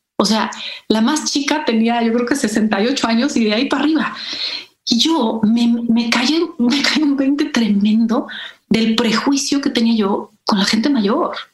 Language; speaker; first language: Spanish; early bilingual, other home language; Polish